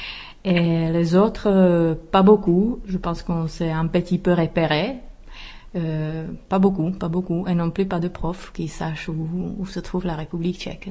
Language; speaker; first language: French; non-native, fluent; Czech